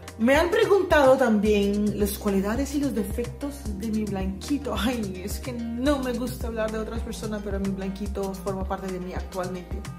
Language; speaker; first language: Spanish; non-native, fluent; Papiamento